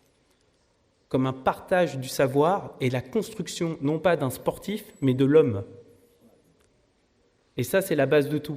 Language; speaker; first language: French; native; French